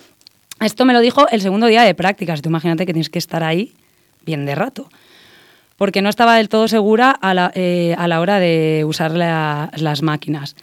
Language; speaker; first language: Spanish; native; Spanish